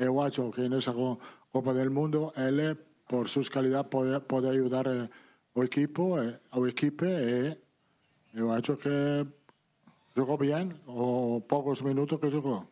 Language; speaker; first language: Portuguese; non-native, learner; Italian